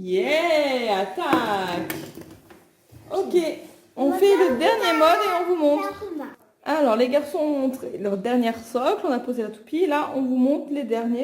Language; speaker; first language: French; native; French